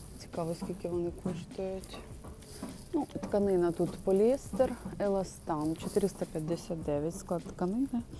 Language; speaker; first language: Ukrainian; non-native, local second language; Russian